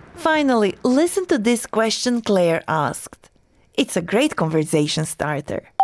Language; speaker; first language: English; non-native, fluent; Croatian